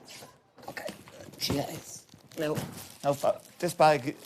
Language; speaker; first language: English; native; English